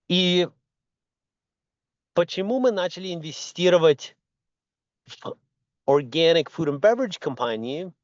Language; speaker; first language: Russian; early bilingual, heritage; Russian